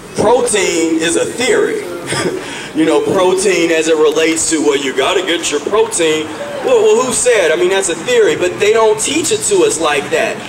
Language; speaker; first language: English; native; English